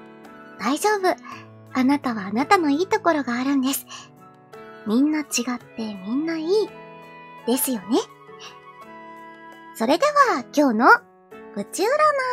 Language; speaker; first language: Japanese; native; Japanese